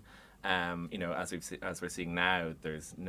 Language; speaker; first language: English; native; English